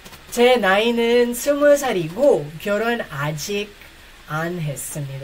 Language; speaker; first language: Korean; non-native, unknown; Filipino